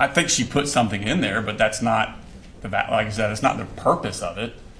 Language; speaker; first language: English; native; English